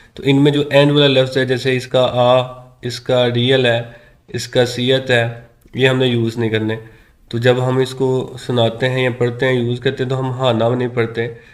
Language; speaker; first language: Urdu; non-native, local second language; Punjabi